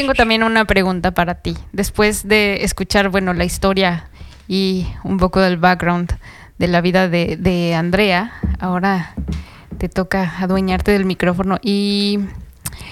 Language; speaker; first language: Spanish; native; Spanish